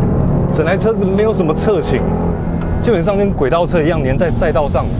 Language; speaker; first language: Chinese; native; Chinese